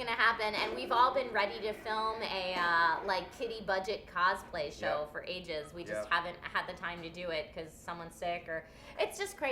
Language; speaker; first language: English; native; English